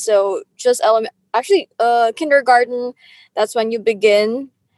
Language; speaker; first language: English; non-native, local second language; Filipino